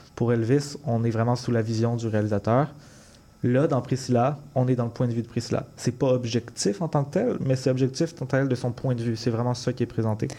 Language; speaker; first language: French; native; French